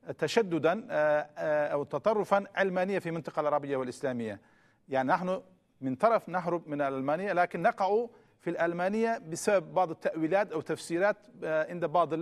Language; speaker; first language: Arabic; non-native, fluent; Turkish